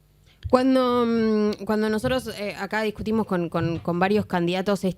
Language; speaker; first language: Spanish; native; Spanish